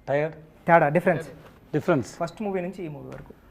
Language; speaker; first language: Telugu; native; Telugu